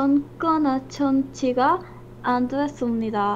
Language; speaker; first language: Korean; non-native, learner; Spanish